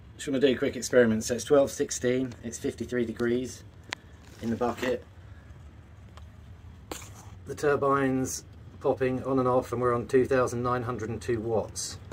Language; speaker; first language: English; native; English